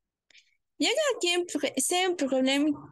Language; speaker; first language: French; non-native, learner; Spanish